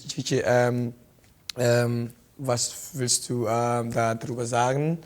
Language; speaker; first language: German; non-native, fluent; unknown